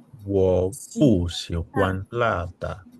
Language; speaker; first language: Chinese; non-native, learner; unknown